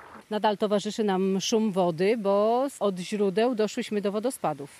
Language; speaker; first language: Polish; native; Polish